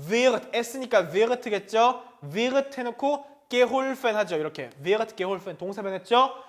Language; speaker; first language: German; non-native, fluent; Korean